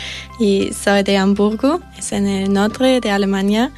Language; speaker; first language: Spanish; non-native, fluent; German